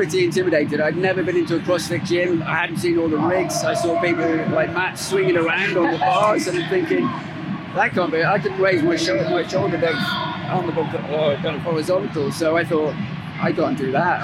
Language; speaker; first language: English; native; English